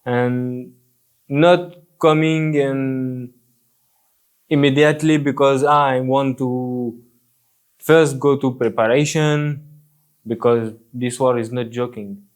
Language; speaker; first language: English; non-native, learner; French